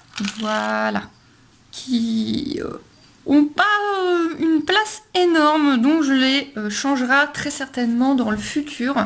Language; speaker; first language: French; native; French